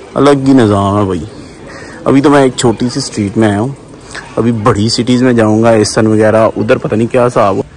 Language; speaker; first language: Urdu; non-native, local second language; Punjabi